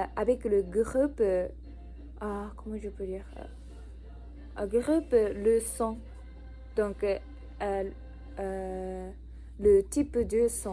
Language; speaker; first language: French; non-native, learner; Japanese